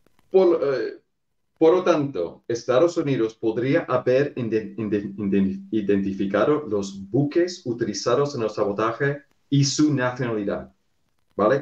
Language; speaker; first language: Spanish; non-native, fluent; English